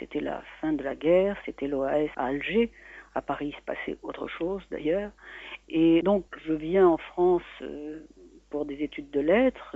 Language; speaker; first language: French; native; French